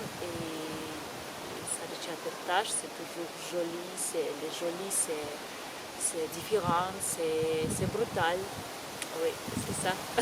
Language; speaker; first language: French; non-native, learner; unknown